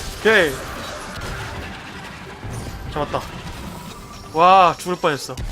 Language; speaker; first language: Korean; native; Korean